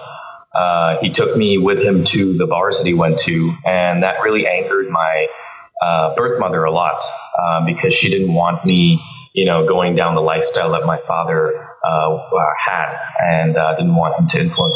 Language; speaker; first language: English; early bilingual, other home language; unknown